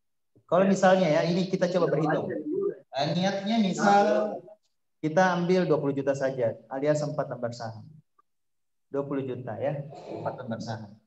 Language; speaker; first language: Indonesian; native; Indonesian